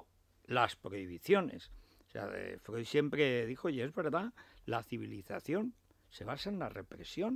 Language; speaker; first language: Spanish; native; Spanish